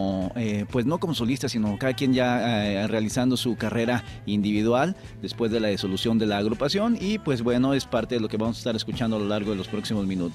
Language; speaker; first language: Spanish; native; Spanish